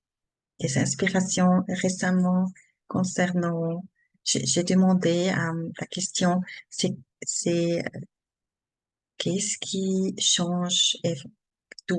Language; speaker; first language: French; non-native, learner; German